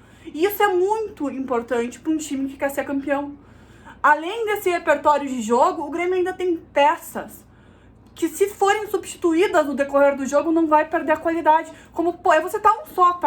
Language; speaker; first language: Portuguese; native; Portuguese